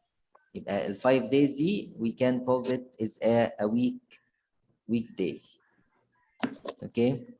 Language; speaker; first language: English; non-native, fluent; Arabic